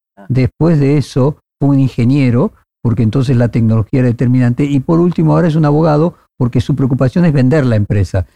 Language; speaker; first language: Spanish; native; Spanish